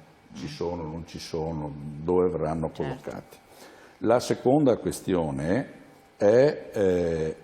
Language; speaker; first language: Italian; native; Italian